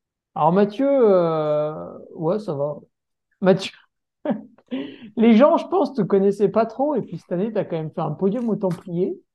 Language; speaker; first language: French; native; French